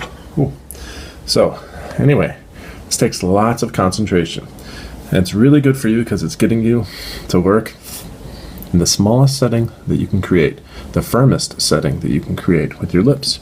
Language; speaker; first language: English; native; English